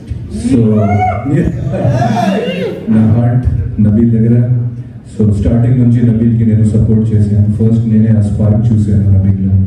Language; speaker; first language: Telugu; non-native, fluent; Hindi